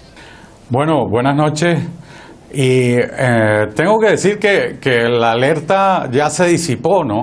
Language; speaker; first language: Spanish; native; Spanish